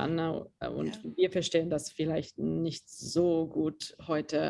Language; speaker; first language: German; non-native, learner; English